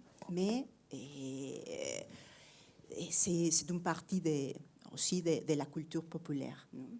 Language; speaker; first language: French; non-native, fluent; Spanish